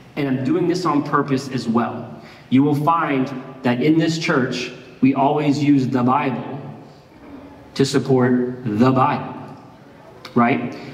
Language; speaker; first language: English; native; English